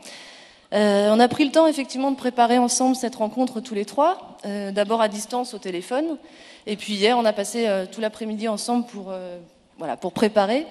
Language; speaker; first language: French; native; French